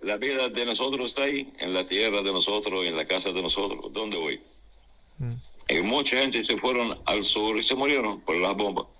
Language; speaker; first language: Spanish; non-native, fluent; Arabic